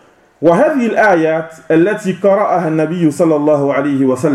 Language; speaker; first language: Arabic; non-native, fluent; French